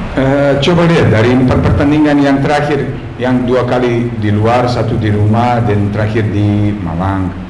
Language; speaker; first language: Indonesian; non-native, fluent; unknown